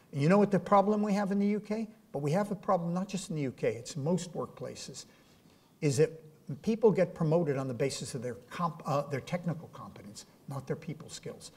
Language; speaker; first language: English; native; English